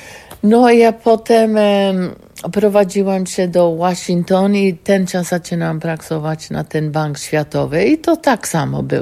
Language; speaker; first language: Polish; non-native, learner; English